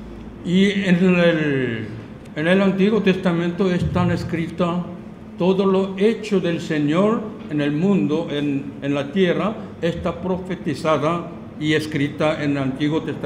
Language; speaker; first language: Spanish; non-native, learner; Korean